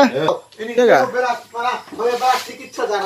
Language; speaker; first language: Indonesian; non-native, learner; Bangla